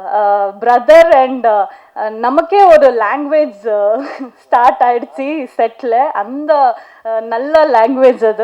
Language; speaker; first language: Tamil; non-native, learner; Kannada